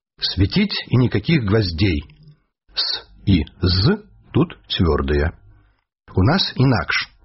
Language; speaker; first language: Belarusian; native; Belarusian